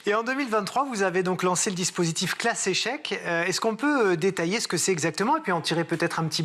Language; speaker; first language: French; native; French